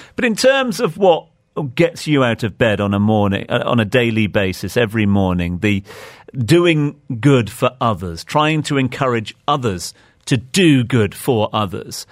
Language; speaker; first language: English; native; English